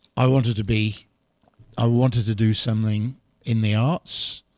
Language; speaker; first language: English; native; English